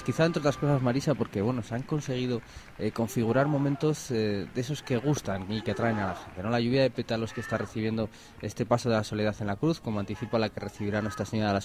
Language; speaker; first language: Spanish; native; Spanish